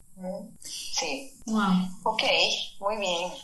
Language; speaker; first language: Spanish; native; Spanish